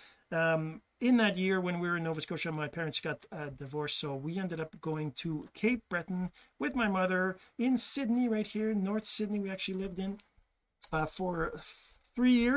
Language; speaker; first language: English; early bilingual, other home language; French